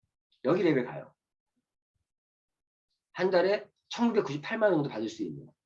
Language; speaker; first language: Korean; native; Korean